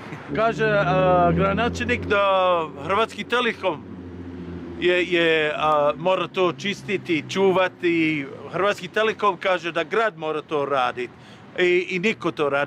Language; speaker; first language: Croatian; non-native, fluent; English